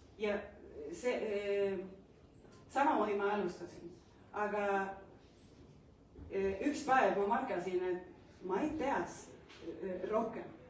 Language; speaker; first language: Estonian; non-native, learner; Spanish